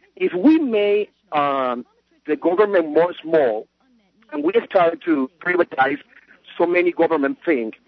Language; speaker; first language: English; non-native, learner; Spanish